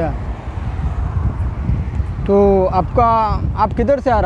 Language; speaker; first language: Hindi; non-native, local second language; Bangla